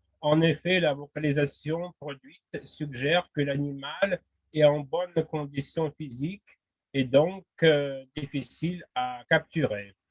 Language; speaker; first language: French; non-native, fluent; Russian